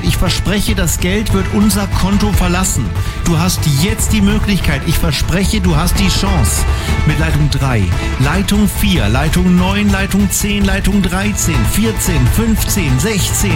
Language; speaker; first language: German; native; German